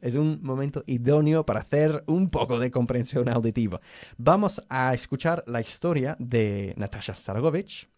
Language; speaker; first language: Spanish; non-native, fluent; English